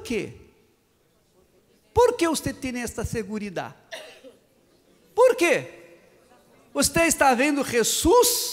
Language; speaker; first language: Portuguese; non-native, fluent; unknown